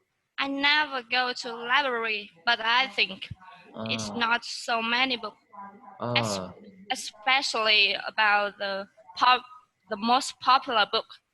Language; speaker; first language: English; non-native, learner; Vietnamese